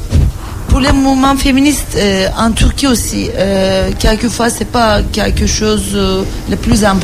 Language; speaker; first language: French; non-native, learner; Turkish